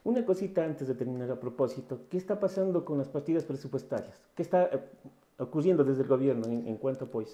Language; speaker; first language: Spanish; native; Spanish